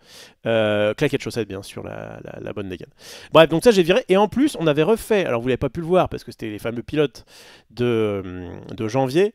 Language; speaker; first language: French; native; French